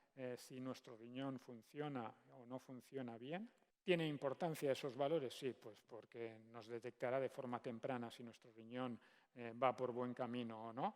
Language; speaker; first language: Spanish; native; Spanish